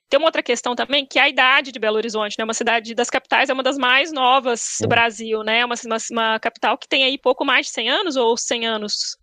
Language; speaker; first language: Portuguese; native; Portuguese